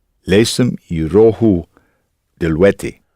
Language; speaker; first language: Arabic; non-native, learner; English